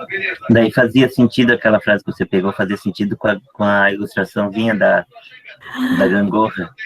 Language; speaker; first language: Portuguese; native; Portuguese